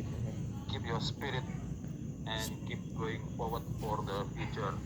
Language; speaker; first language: English; non-native, learner; Indonesian